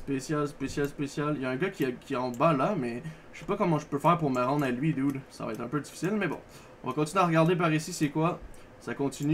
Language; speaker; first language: French; native; French